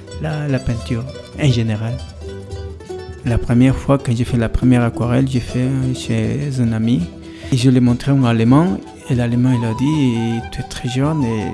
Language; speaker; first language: French; non-native, learner; Spanish